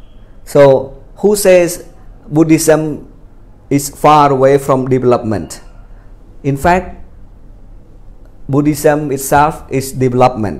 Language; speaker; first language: English; non-native, fluent; Khmer